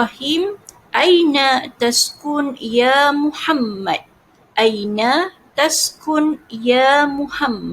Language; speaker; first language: Arabic; non-native, fluent; Malay